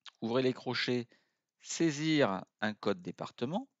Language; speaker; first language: French; native; French